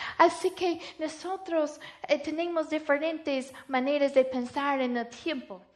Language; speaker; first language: Spanish; non-native, fluent; English